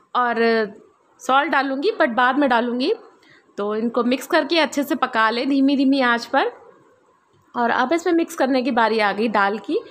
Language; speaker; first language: Hindi; native; Hindi